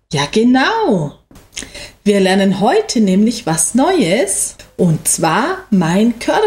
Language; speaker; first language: German; native; German